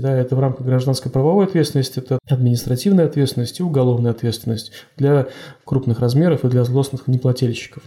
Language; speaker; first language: Russian; native; Russian